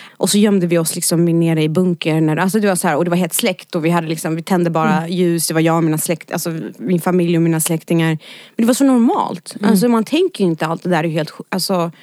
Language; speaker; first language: Swedish; early bilingual, other home language; Arabic